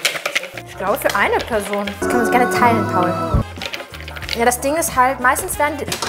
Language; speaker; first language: German; native; German